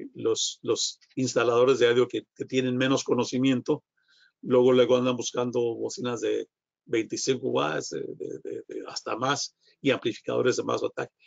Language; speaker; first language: Spanish; non-native, fluent; English